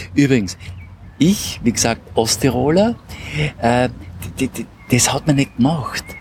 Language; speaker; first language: German; native; German